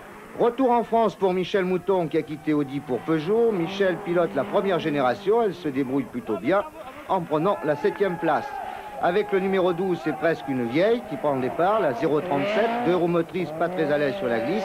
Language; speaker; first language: French; native; French